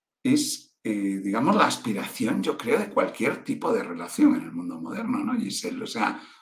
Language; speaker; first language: Spanish; native; Spanish